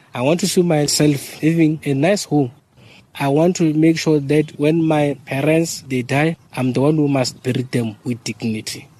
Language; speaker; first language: English; non-native, local second language; Northern Sotho